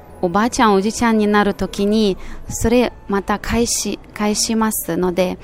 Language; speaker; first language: Japanese; non-native, fluent; Russian